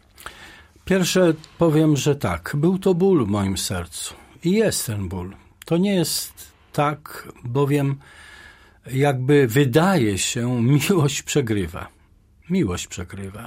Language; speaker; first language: Polish; native; Polish